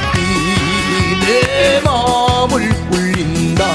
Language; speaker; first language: Korean; native; Korean